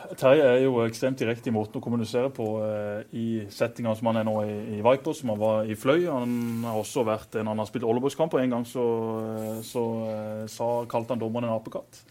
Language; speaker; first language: Norwegian; native; Norwegian